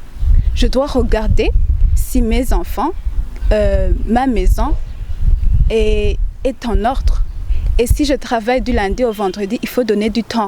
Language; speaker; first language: French; non-native, local second language; Rundi